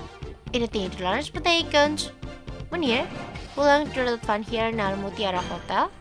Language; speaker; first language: Dutch; non-native, fluent; Indonesian